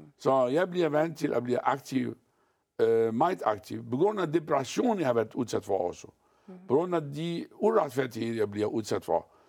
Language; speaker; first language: Danish; non-native, fluent; Arabic